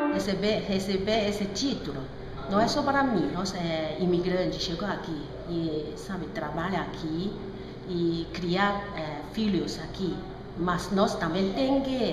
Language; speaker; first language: Portuguese; non-native, learner; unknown